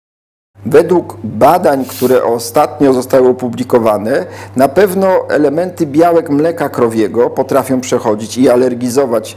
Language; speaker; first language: Polish; native; Polish